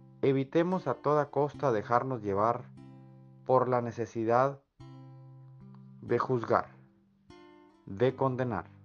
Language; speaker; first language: Spanish; native; Spanish